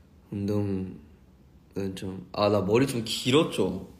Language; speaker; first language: Korean; early bilingual, other home language; English